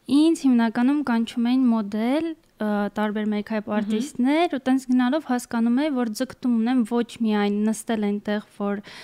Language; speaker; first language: Armenian; native; Armenian